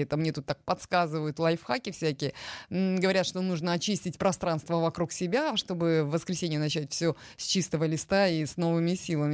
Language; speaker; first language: Russian; native; Russian